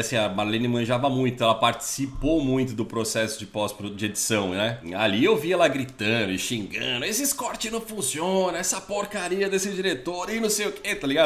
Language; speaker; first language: Portuguese; native; Portuguese